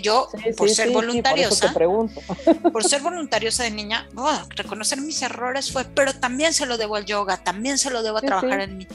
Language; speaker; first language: Spanish; native; Spanish